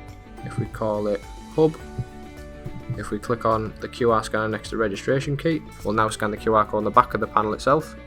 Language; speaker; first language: English; native; English